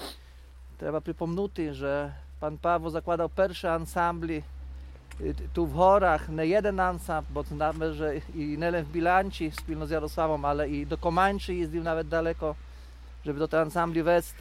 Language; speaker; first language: Polish; non-native, local second language; Rusyn